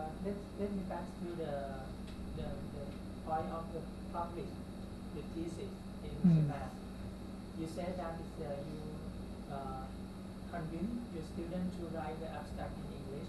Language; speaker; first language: English; non-native, learner; Thai